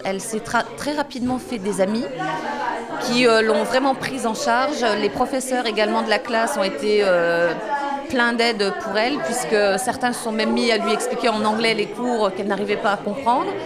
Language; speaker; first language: French; native; French